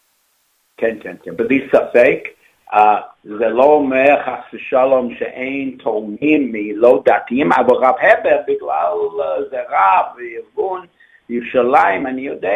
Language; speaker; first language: Hebrew; non-native, fluent; English